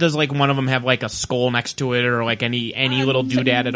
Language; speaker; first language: English; native; English